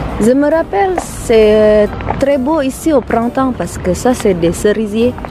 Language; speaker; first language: French; non-native, fluent; Sundanese